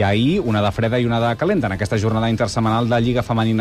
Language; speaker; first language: Catalan; native; Catalan